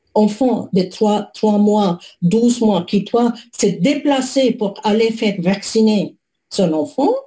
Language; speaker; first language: French; non-native, fluent; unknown